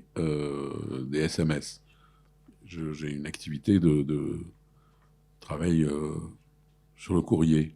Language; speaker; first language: French; early bilingual, other home language; Arabic